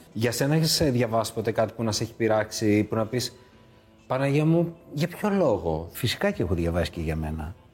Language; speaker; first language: Greek; native; Greek